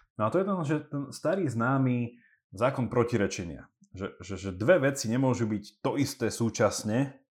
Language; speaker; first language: Slovak; early bilingual, heritage; English